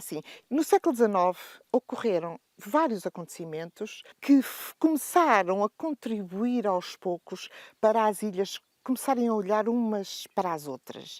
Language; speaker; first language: Portuguese; native; Portuguese